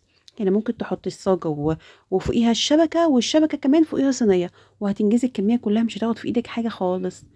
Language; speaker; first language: Arabic; native; Arabic